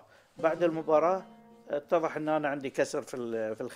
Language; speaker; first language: Arabic; native; Arabic